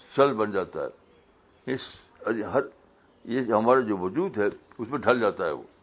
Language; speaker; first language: Urdu; native; Urdu